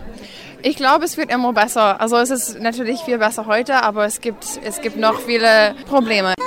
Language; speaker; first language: German; non-native, fluent; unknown